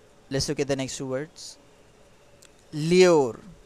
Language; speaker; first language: English; non-native, local second language; Urdu